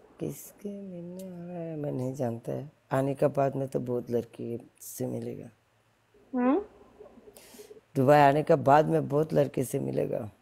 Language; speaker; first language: Hindi; non-native, learner; Bangla